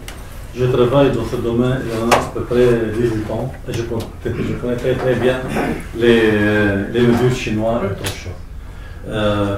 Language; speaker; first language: French; non-native, local second language; Arabic